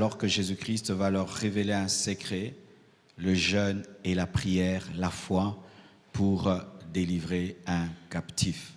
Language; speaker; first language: French; non-native, local second language; Lingala